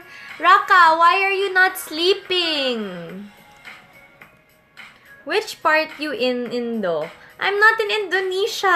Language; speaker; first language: English; non-native, local second language; Filipino